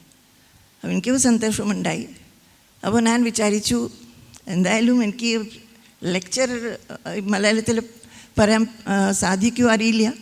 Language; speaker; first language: Malayalam; non-native, fluent; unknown